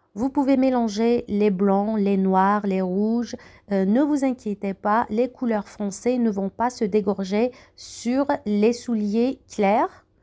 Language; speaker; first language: French; non-native, local second language; Arabic